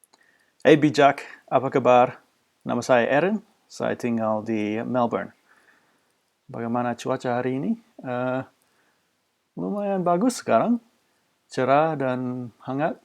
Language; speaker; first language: Indonesian; non-native, fluent; English